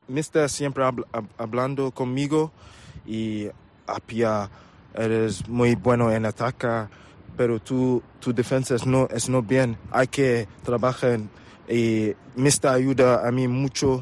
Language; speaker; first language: Spanish; non-native, learner; English